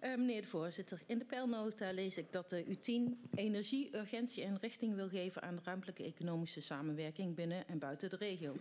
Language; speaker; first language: Dutch; native; Dutch